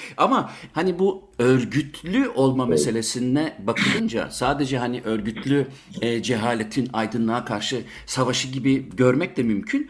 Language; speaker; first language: Turkish; native; Turkish